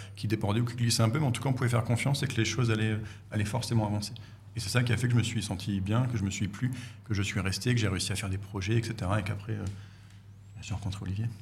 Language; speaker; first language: French; native; French